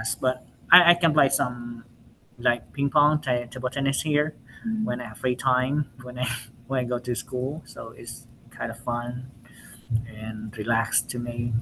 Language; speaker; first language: English; non-native, learner; Vietnamese